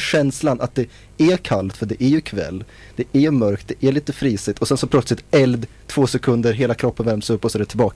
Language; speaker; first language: Swedish; native; Swedish